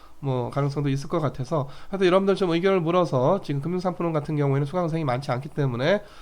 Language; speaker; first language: Korean; native; Korean